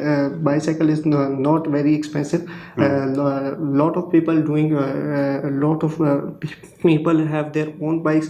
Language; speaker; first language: English; non-native, learner; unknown